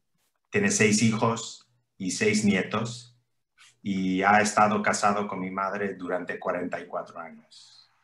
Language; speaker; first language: Spanish; early bilingual, heritage; English